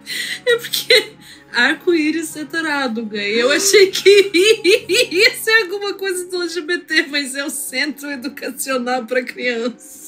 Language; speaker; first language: Portuguese; non-native, fluent; Russian